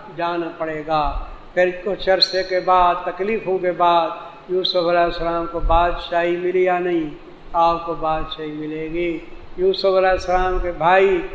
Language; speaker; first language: Urdu; non-native, local second language; Saraiki